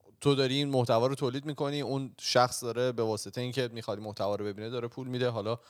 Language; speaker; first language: Persian; native; Persian